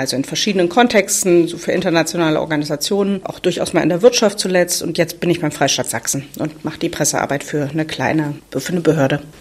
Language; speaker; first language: German; native; German